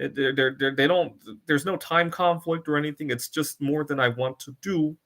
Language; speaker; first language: English; native; English